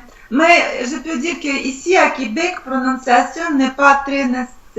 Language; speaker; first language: French; non-native, learner; Russian